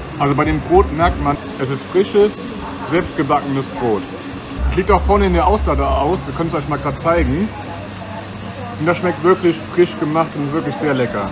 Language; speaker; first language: German; native; German